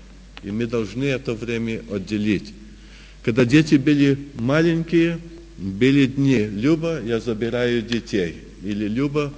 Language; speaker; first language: Russian; early bilingual, heritage; Russian